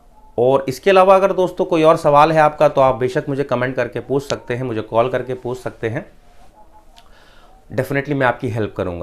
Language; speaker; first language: Hindi; native; Hindi